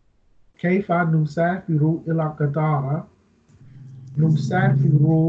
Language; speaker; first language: Arabic; non-native, learner; English